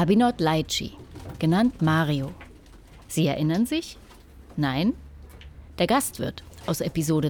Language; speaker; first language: German; native; German